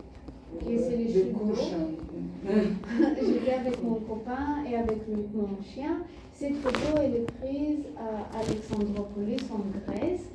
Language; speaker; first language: French; non-native, learner; Bulgarian